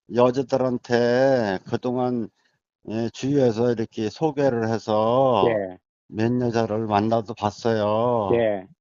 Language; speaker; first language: Korean; native; Korean